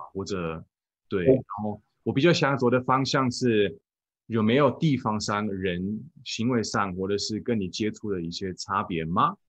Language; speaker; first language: Chinese; non-native, fluent; German